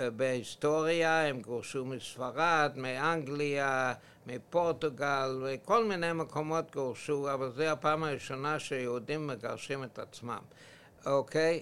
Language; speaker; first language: Hebrew; non-native, fluent; English